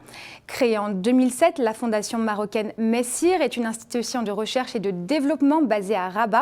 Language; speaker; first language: French; native; French